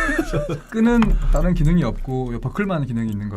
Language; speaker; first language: Korean; native; Korean